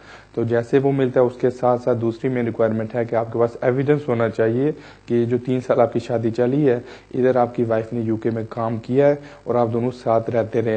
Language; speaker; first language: Urdu; native; Urdu